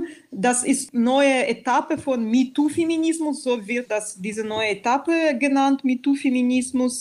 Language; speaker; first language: German; non-native, fluent; Russian